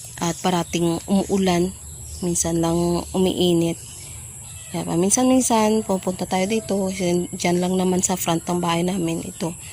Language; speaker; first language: Filipino; native; Filipino